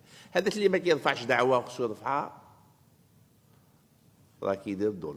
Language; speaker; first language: Arabic; native; Arabic